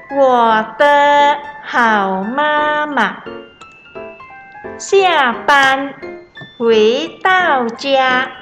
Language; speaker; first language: Chinese; non-native, fluent; Thai